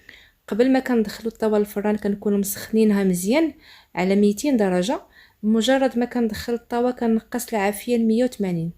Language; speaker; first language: Arabic; native; Arabic